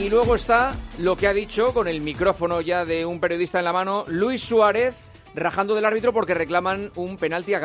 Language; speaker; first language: Spanish; native; Spanish